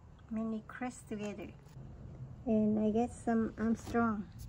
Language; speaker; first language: English; non-native, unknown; Vietnamese